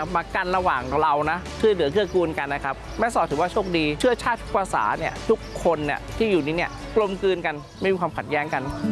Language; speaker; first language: Thai; native; Thai